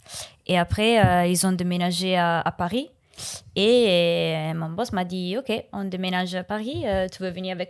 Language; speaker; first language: French; non-native, learner; Italian